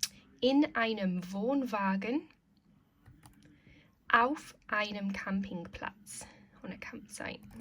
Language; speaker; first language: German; non-native, fluent; English